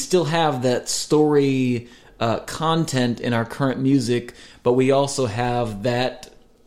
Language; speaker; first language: English; native; English